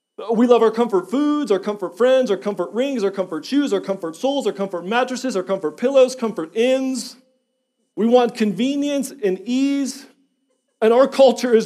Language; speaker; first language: English; native; English